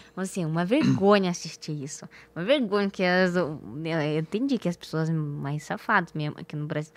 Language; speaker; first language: Portuguese; non-native, fluent; Russian